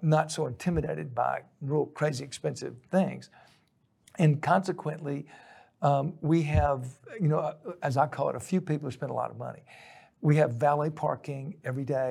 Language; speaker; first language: English; native; English